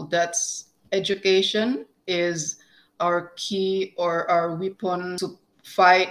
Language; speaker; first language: English; non-native, local second language; Cebuano